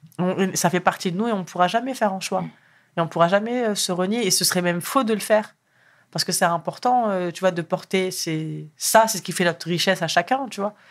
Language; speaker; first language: French; early bilingual, other home language; Arabic